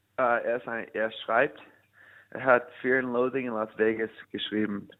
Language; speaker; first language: German; non-native, learner; English